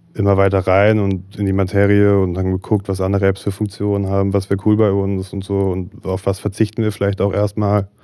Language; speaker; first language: German; native; German